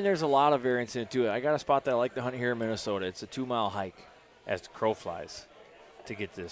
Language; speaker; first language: English; native; English